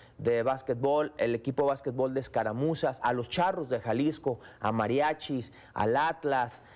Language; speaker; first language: Spanish; native; Spanish